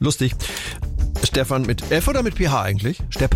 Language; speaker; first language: German; native; German